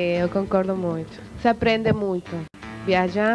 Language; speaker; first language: Portuguese; non-native, learner; Spanish